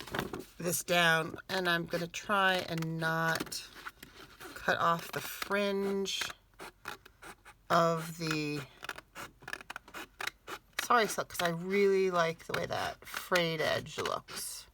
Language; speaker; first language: English; native; English